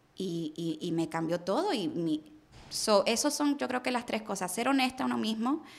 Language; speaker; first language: Spanish; early bilingual, heritage; Spanish